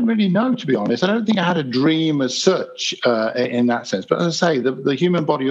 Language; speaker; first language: English; native; English